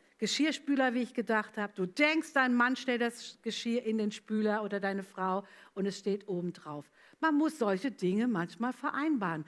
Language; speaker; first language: German; early bilingual, other home language; Italian